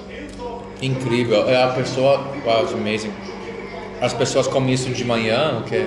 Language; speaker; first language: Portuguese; non-native, fluent; English